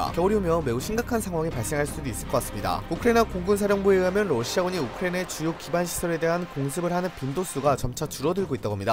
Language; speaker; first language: Korean; native; Korean